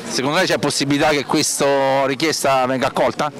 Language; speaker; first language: Italian; native; Italian